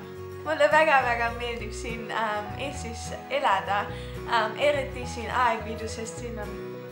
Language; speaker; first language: Estonian; non-native, learner; German